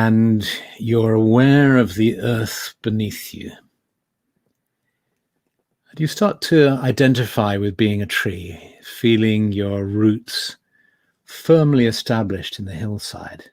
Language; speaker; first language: English; native; English